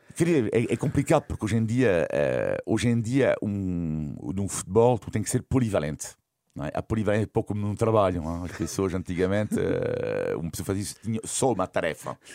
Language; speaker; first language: Portuguese; non-native, fluent; French